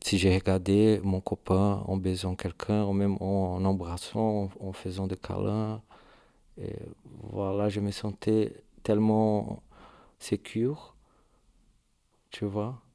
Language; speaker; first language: French; non-native, learner; Portuguese